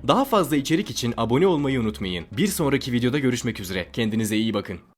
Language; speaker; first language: Turkish; native; Turkish